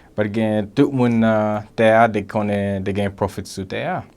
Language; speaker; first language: Haitian Creole; non-native, learner; English